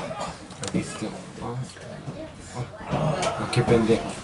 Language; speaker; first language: Spanish; early bilingual, heritage; Spanish